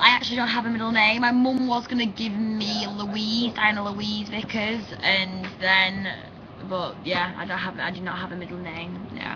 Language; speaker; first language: English; native; English